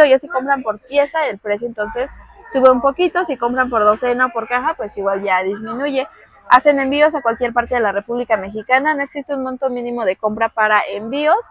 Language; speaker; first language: Spanish; native; Spanish